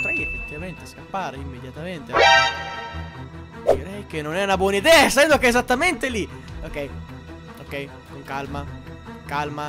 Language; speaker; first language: Italian; native; Italian